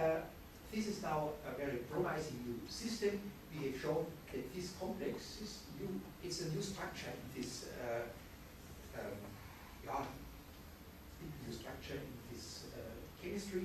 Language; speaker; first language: English; non-native, fluent; German